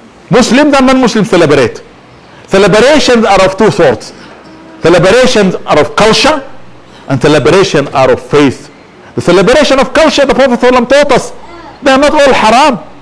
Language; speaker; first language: English; non-native, fluent; Arabic